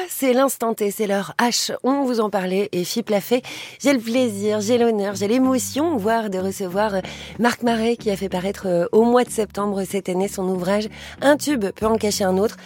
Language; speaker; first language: French; native; French